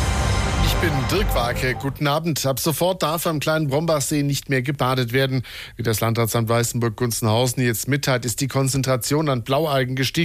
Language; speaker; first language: German; native; German